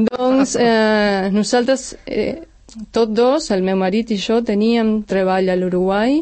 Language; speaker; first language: Catalan; non-native, fluent; Spanish